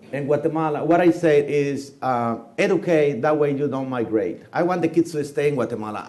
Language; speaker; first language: English; non-native, fluent; Spanish